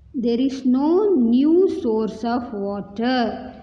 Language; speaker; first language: English; non-native, local second language; Kannada